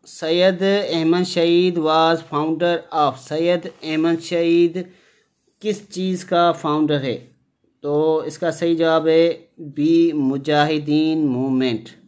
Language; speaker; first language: Urdu; non-native, local second language; Sindhi